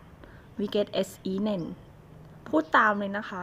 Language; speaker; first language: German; non-native, learner; Thai